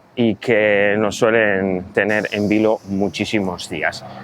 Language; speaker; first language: Spanish; native; Spanish